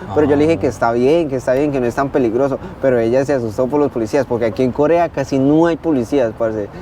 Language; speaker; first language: Spanish; native; Spanish